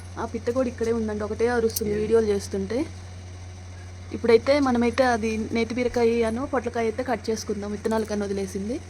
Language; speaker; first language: Telugu; native; Telugu